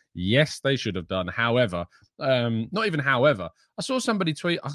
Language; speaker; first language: English; native; English